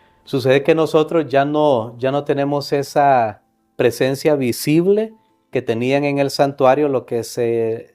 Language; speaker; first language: Spanish; native; Spanish